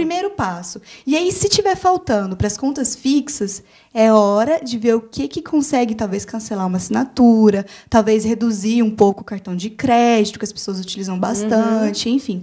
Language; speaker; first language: Portuguese; native; Portuguese